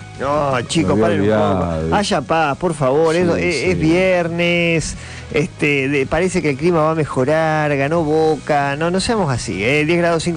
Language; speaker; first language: Spanish; native; Spanish